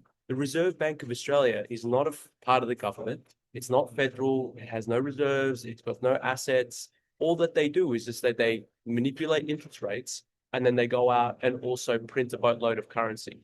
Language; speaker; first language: English; native; English